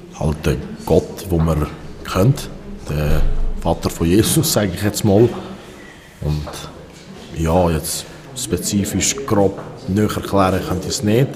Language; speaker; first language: German; early bilingual, other home language; Albanian